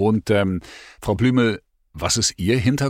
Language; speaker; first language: German; native; German